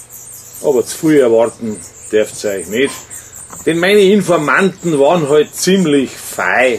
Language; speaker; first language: German; native; German